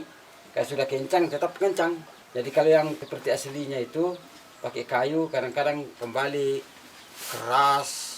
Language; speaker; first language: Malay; non-native, local second language; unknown